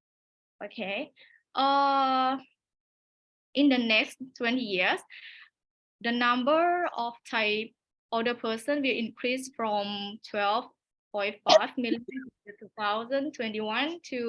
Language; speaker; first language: English; non-native, learner; Thai